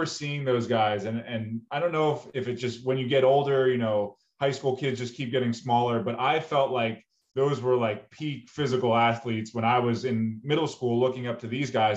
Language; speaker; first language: English; native; English